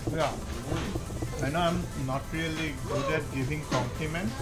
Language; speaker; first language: English; non-native, local second language; Bangla